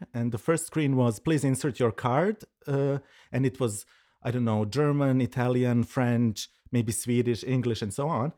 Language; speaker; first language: English; non-native, fluent; Serbian